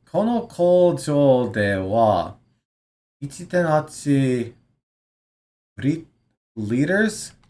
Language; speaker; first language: Japanese; non-native, learner; English